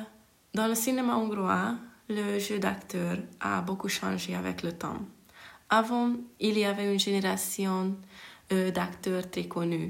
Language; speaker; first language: French; non-native, fluent; Hungarian